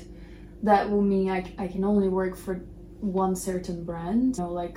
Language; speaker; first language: English; non-native, fluent; Portuguese